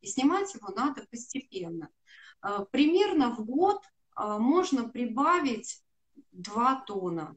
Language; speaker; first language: Russian; native; Russian